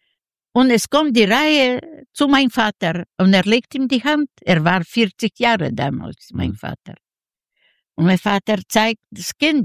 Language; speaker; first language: German; non-native, learner; Yiddish